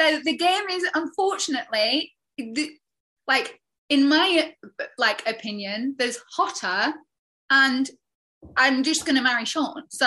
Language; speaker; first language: English; native; English